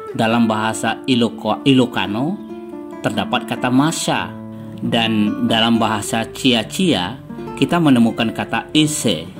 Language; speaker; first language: Indonesian; non-native, local second language; Minangkabau